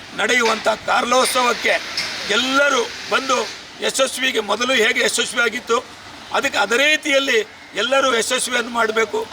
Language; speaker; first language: Kannada; native; Kannada